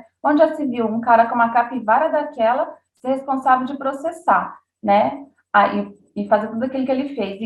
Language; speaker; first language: Portuguese; native; Portuguese